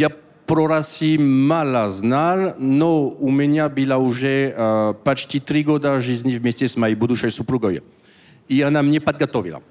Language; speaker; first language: Russian; non-native, learner; French